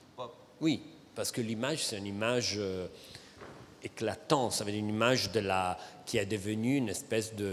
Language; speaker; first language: French; non-native, fluent; Italian